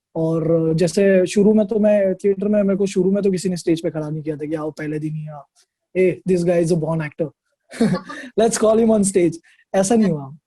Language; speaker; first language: Hindi; non-native, local second language; Marathi